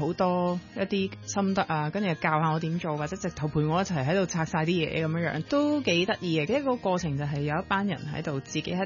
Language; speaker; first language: Cantonese; native; Cantonese